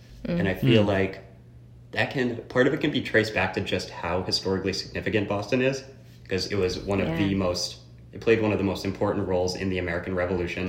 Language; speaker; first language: English; native; English